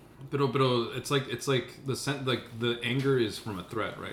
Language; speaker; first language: English; early bilingual, other home language; Spanish